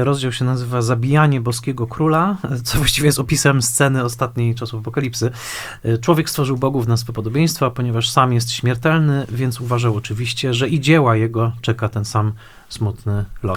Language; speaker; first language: Polish; native; Polish